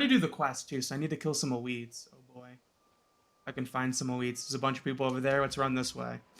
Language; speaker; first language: English; native; English